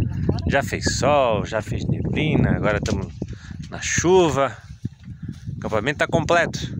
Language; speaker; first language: Portuguese; native; Portuguese